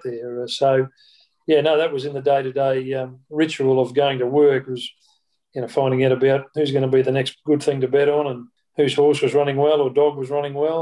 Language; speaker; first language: English; native; English